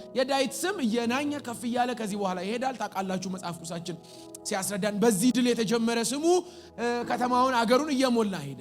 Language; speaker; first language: Amharic; native; Amharic